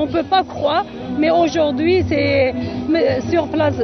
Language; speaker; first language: French; non-native, learner; Kurdish